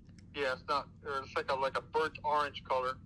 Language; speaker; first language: English; native; English